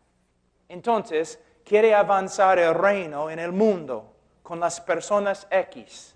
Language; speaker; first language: Spanish; non-native, fluent; English